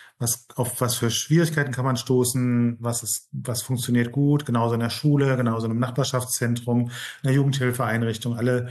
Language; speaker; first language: German; native; German